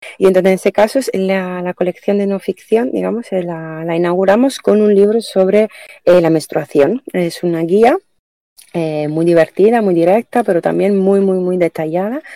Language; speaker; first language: Spanish; non-native, fluent; Italian